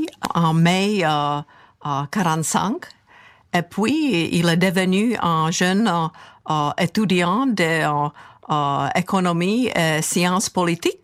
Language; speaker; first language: French; non-native, fluent; Czech